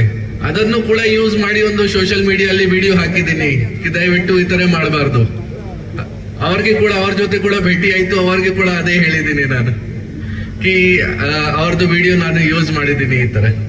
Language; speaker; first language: Kannada; non-native, local second language; Hindi